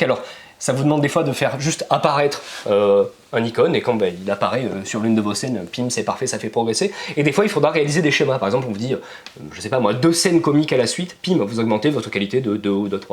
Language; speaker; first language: French; native; French